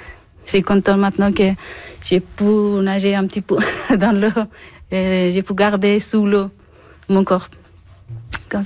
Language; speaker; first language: French; non-native, learner; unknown